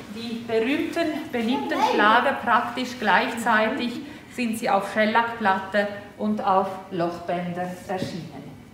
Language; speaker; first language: German; native; German